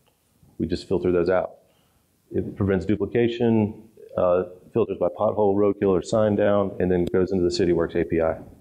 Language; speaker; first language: English; native; English